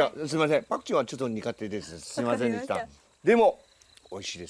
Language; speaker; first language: Japanese; non-native, fluent; Chinese